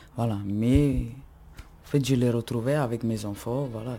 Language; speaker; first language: French; non-native, fluent; Slovak